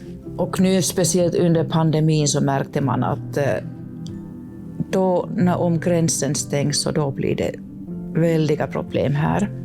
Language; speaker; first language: Swedish; non-native, local second language; Finnish